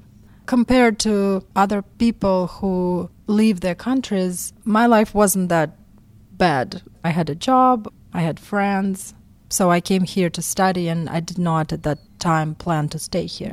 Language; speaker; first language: English; non-native, fluent; Russian